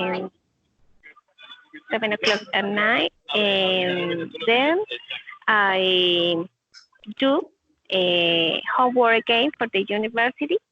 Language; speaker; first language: English; non-native, learner; Spanish